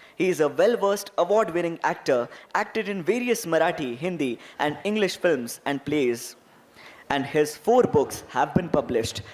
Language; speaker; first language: English; non-native, local second language; Marathi